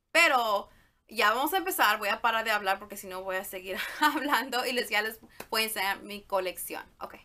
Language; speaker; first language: Spanish; early bilingual, heritage; Spanish